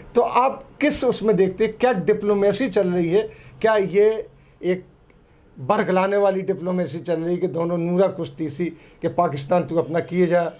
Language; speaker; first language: Urdu; native; Urdu